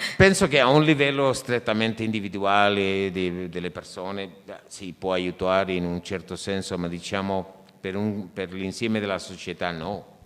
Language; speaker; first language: Italian; non-native, fluent; Spanish